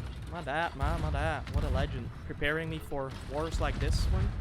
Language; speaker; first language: English; non-native, fluent; Dutch